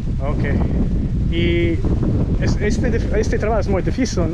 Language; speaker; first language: Spanish; non-native, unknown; English